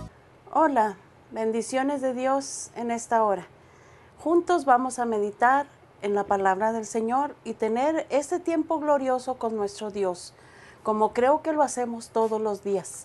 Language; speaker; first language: Spanish; native; Spanish